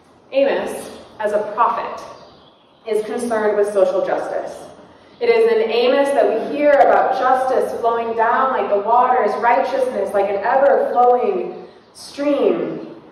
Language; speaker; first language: English; native; English